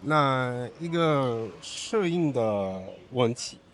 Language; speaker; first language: Chinese; non-native, learner; Portuguese